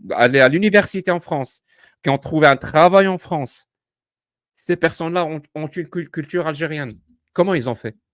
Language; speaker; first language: French; non-native, local second language; Kabyle